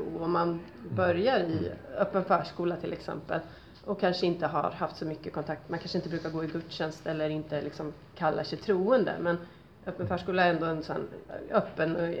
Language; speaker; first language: Swedish; native; Swedish